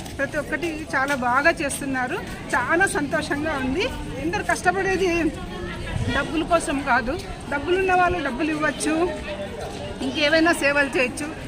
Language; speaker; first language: Telugu; native; Telugu